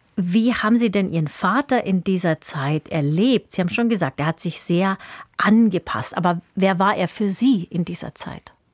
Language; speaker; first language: German; native; German